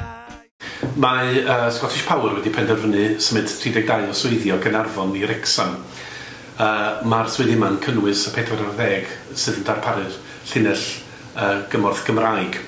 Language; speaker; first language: Welsh; native; Welsh